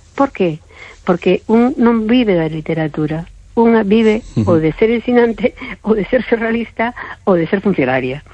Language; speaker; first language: Galician; non-native, local second language; Spanish